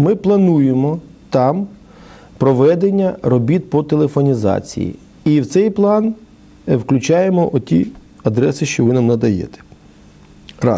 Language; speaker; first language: Ukrainian; native; Ukrainian